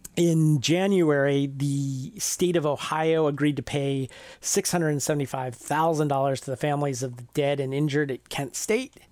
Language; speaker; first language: English; native; English